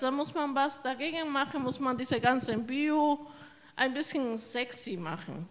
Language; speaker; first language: German; non-native, fluent; Spanish